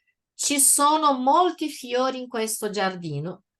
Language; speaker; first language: Italian; non-native, fluent; Portuguese